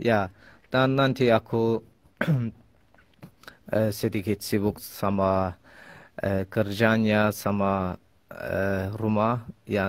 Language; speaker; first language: Indonesian; non-native, learner; Azerbaijani